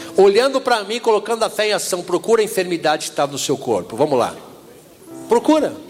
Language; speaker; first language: Portuguese; native; Portuguese